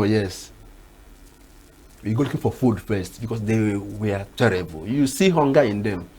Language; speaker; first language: English; non-native, local second language; Igbo